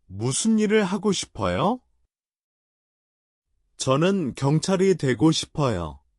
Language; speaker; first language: Korean; non-native, learner; Chinese